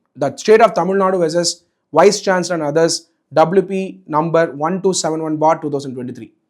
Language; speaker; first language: English; non-native, local second language; Tamil